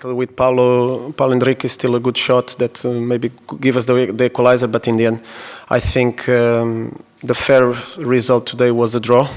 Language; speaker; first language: English; non-native, fluent; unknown